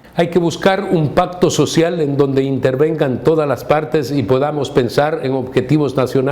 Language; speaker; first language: Spanish; native; Spanish